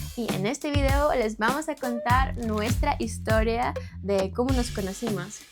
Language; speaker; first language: Spanish; non-native, fluent; Ukrainian